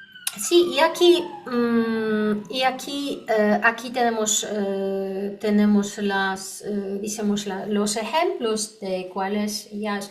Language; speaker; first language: Spanish; non-native, learner; Polish